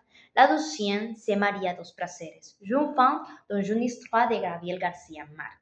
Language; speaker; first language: French; non-native, learner; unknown